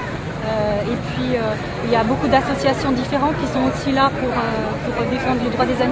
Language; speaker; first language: French; native; French